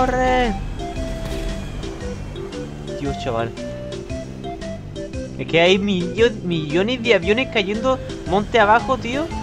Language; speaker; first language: Spanish; native; Spanish